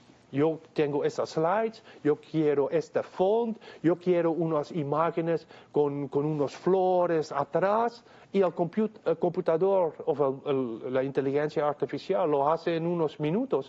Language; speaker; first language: Spanish; non-native, fluent; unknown